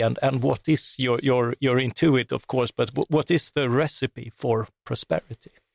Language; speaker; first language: English; non-native, fluent; Swedish